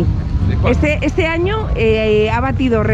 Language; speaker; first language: Spanish; native; Spanish